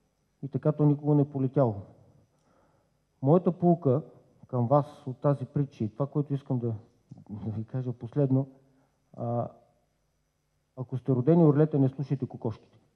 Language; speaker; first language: Bulgarian; native; Bulgarian